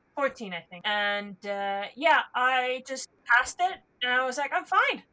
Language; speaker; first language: English; non-native, fluent; Estonian